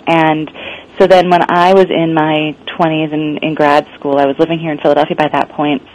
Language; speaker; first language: English; native; English